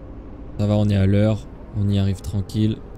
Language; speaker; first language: French; native; French